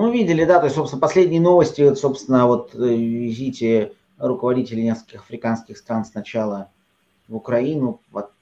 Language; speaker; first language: Russian; native; Russian